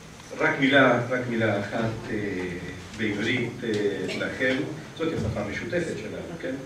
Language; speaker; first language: Hebrew; non-native, fluent; Spanish